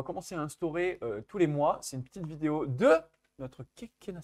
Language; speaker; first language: French; native; French